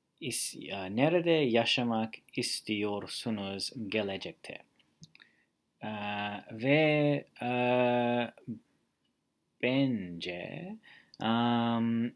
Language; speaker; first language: Turkish; non-native, learner; English